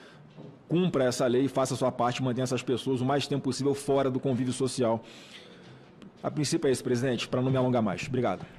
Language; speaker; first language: Portuguese; native; Portuguese